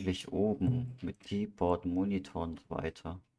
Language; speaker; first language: German; native; German